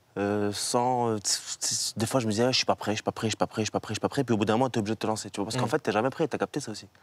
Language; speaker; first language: French; native; French